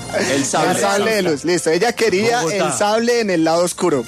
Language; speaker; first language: Spanish; native; Spanish